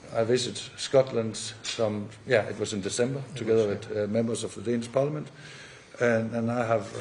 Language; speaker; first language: English; non-native, fluent; Danish